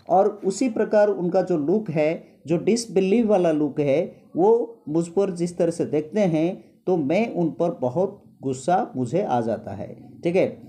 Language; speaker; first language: Hindi; non-native, local second language; Gujarati